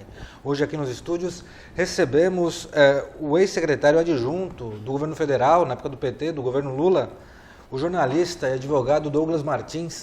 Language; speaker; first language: Portuguese; native; Portuguese